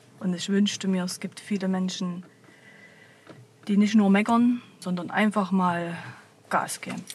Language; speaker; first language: German; native; German